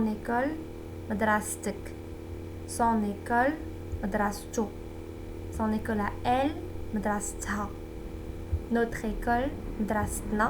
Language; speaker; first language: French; non-native, local second language; Arabic